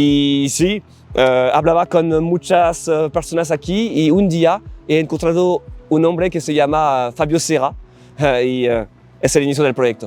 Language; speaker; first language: Spanish; non-native, learner; French